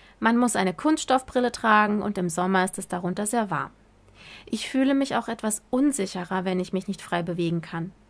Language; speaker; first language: German; non-native, fluent; Chinese